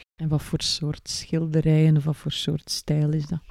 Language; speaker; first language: Dutch; native; Dutch